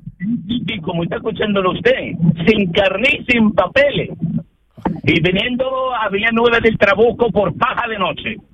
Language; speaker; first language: Spanish; early bilingual, other home language; Arabic